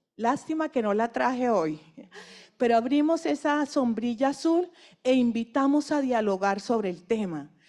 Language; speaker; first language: Spanish; native; Spanish